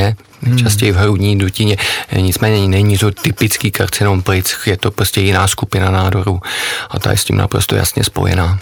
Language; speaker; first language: Czech; native; Czech